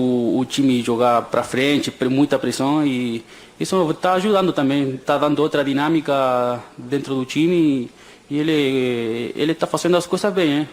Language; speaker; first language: Portuguese; non-native, fluent; Spanish